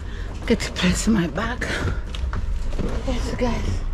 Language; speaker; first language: English; non-native, learner; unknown